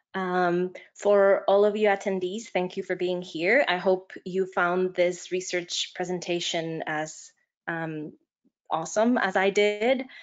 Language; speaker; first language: English; non-native, fluent; Spanish